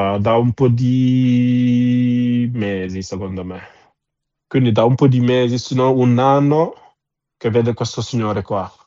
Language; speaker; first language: Italian; non-native, fluent; Wolof